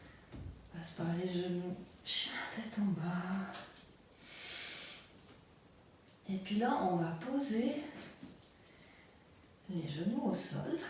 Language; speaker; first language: French; native; French